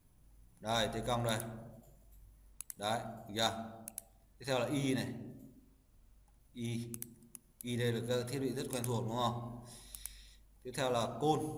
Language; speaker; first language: Vietnamese; native; Vietnamese